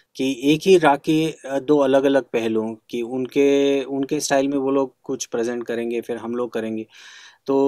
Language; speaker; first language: Hindi; non-native, local second language; Kannada